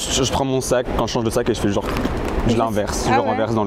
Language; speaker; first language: French; native; French